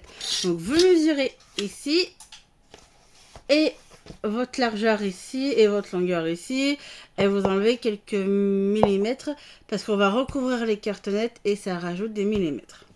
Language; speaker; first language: French; native; French